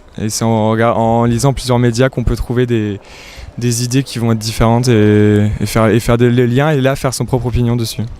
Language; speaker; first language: French; native; French